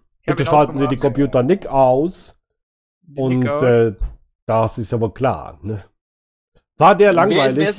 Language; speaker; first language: German; native; German